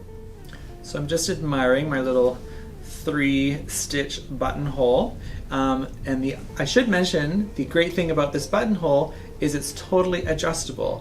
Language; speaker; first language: English; native; English